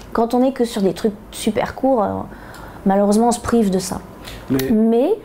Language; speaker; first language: French; native; French